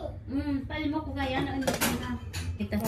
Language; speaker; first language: Korean; native; Korean